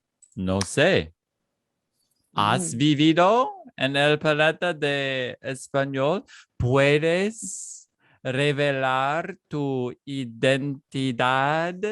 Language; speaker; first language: Spanish; non-native, fluent; English